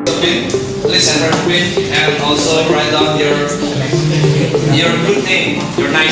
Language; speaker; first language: English; non-native, fluent; Indonesian